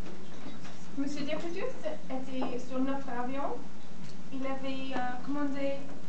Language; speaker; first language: French; non-native, learner; English